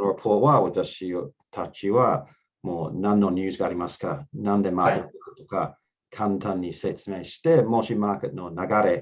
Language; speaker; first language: Japanese; non-native, learner; English